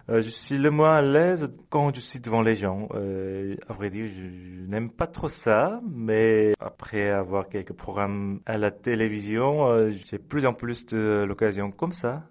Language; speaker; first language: French; early bilingual, other home language; Korean